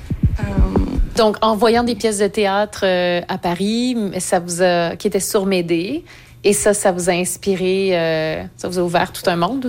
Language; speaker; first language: French; native; French